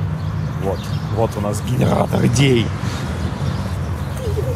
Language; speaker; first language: Russian; native; Russian